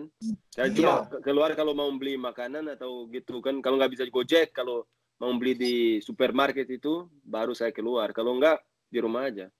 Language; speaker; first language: Indonesian; non-native, learner; Portuguese